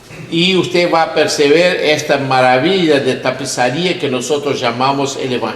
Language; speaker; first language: Spanish; non-native, learner; English